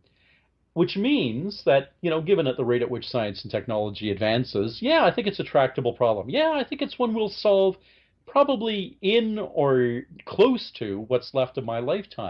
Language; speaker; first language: English; native; English